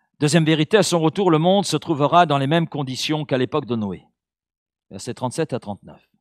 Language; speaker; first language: French; native; French